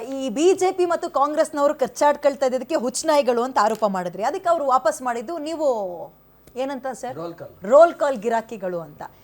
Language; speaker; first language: Kannada; native; Kannada